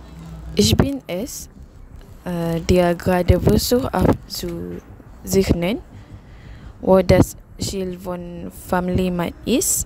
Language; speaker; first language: German; non-native, learner; Malay